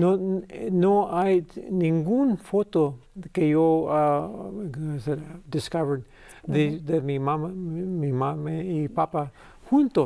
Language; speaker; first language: Spanish; early bilingual, heritage; English